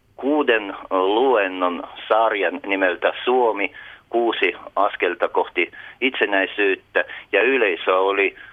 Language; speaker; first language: Finnish; early bilingual, heritage; Russian